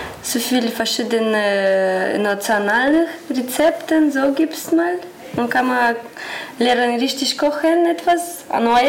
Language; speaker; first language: German; non-native, learner; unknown